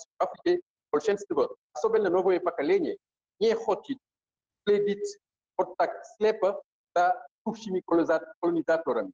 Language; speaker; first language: Russian; non-native, fluent; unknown